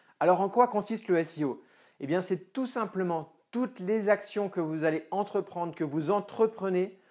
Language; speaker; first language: French; native; French